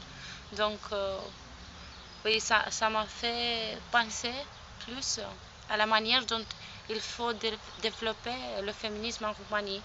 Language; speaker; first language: French; non-native, fluent; Romanian